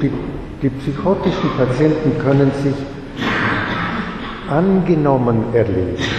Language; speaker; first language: German; non-native, fluent; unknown